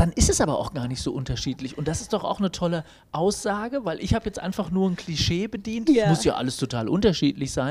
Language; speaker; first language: German; native; German